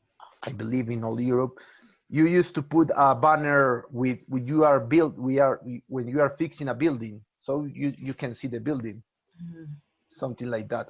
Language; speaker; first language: English; non-native, learner; Spanish